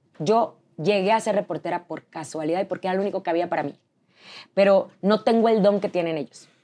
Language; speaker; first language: Spanish; native; Spanish